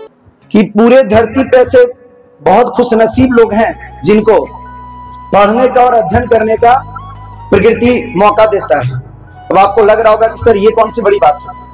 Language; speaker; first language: Hindi; native; Hindi